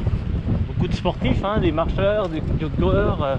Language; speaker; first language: French; native; French